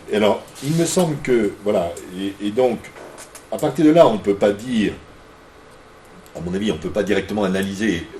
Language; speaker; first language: French; native; French